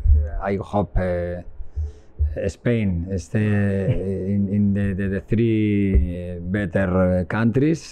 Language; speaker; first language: English; non-native, learner; Spanish